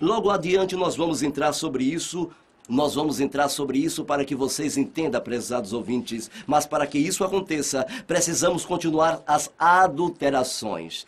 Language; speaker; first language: Portuguese; native; Portuguese